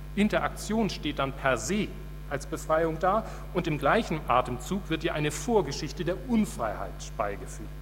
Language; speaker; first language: German; native; German